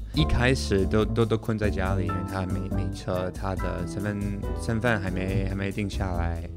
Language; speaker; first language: Chinese; non-native, fluent; English